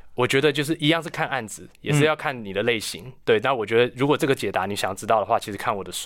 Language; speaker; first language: Chinese; native; Chinese